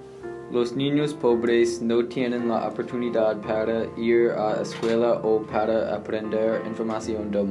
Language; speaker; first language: Spanish; non-native, learner; English